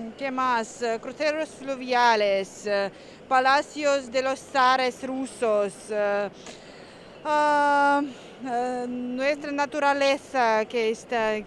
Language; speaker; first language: Spanish; non-native, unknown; Russian